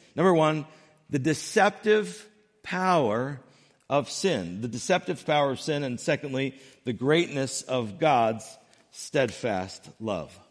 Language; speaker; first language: English; native; English